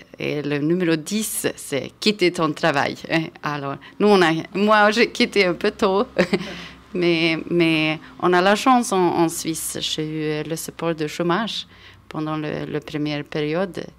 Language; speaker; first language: French; non-native, fluent; Swedish